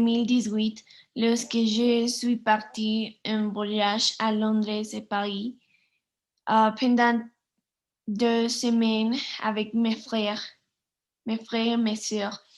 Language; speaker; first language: French; non-native, learner; Spanish